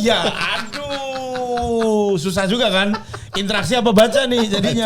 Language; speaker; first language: Indonesian; native; Indonesian